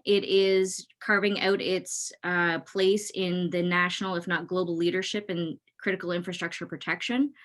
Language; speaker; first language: English; native; English